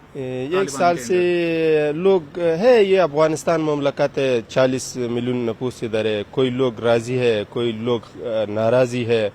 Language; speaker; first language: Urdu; non-native, learner; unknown